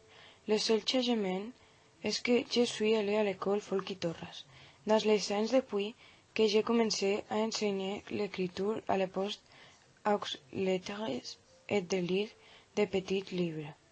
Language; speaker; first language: French; non-native, learner; Catalan